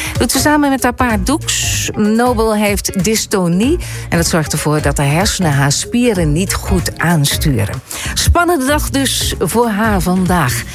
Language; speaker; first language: Dutch; native; Dutch